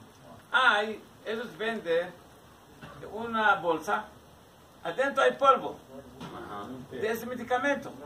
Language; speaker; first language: Spanish; non-native, learner; Hebrew